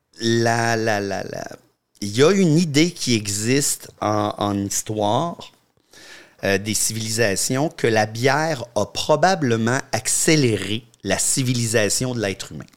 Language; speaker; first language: French; native; French